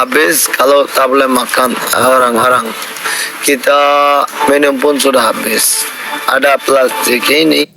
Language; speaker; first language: Indonesian; non-native, learner; Rohingya